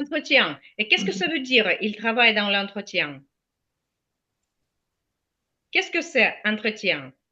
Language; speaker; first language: French; non-native, fluent; Ukrainian